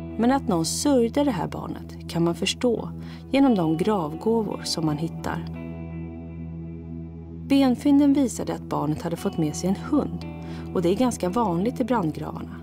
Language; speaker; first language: Swedish; native; Swedish